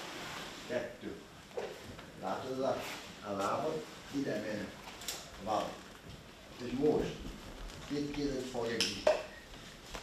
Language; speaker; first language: Hungarian; non-native, learner; Portuguese